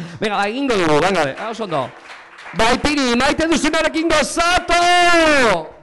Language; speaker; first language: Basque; non-native, local second language; Spanish